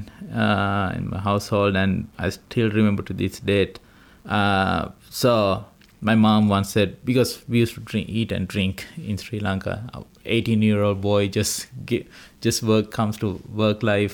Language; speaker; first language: English; non-native, local second language; Sinhala